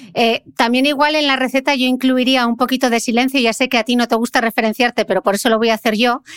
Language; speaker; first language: Spanish; native; Spanish